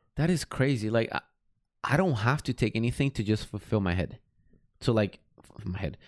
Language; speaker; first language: English; early bilingual, other home language; Spanish